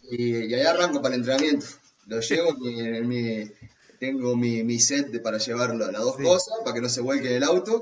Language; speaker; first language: Spanish; native; Spanish